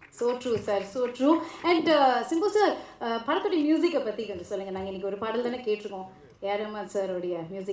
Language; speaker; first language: Tamil; native; Tamil